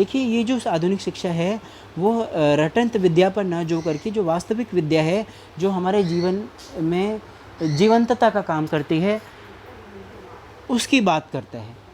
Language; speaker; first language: Hindi; native; Hindi